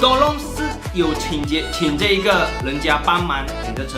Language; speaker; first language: Chinese; native; Chinese